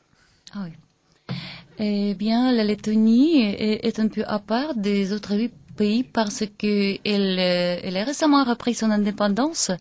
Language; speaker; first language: French; non-native, learner; Latvian